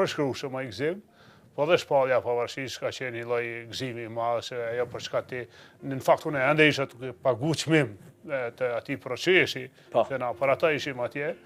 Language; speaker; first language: Albanian; native; Albanian